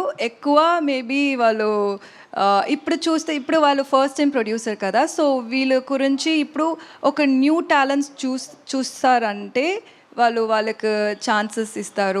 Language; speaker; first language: Telugu; non-native, learner; Tamil